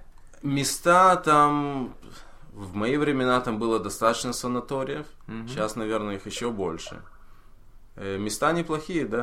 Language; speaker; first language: Russian; early bilingual, heritage; Russian